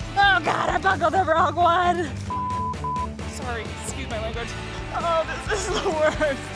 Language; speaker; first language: English; native; English